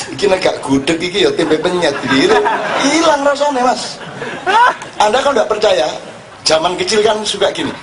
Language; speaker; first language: Indonesian; non-native, local second language; Javanese